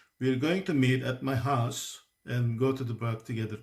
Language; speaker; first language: English; non-native, fluent; Turkish